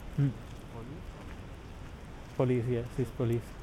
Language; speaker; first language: English; non-native, learner; Spanish